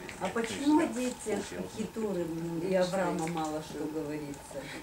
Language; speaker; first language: Russian; native; Russian